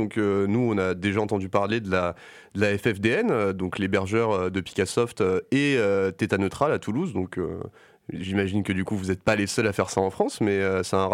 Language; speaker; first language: French; native; French